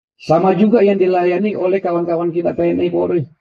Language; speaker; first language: Indonesian; non-native, local second language; Buginese